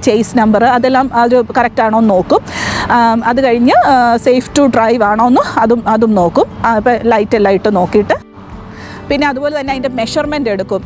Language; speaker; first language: Malayalam; native; Malayalam